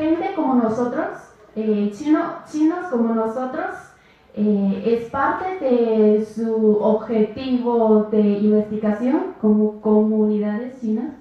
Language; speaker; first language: Spanish; non-native, learner; Chinese